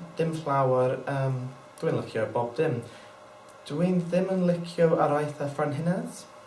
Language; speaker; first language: Welsh; non-native, learner; English